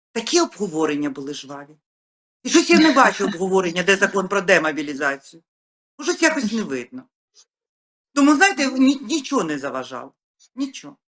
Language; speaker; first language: Ukrainian; native; Ukrainian